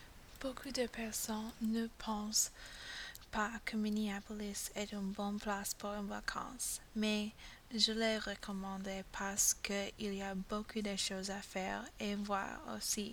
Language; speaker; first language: French; non-native, learner; English